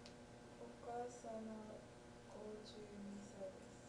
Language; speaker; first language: Japanese; non-native, learner; English